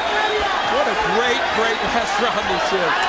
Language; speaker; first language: English; native; English